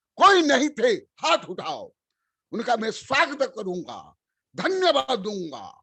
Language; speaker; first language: Hindi; non-native, local second language; Odia